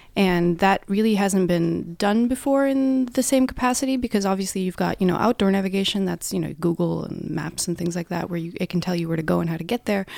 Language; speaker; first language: English; non-native, fluent; Russian